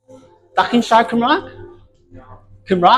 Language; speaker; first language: Welsh; non-native, learner; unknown